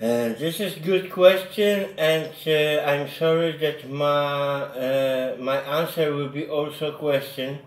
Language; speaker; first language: English; non-native, learner; Polish